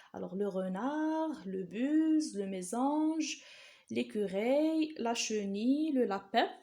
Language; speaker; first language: French; non-native, local second language; Arabic